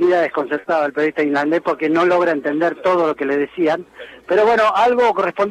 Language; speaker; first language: Spanish; native; Spanish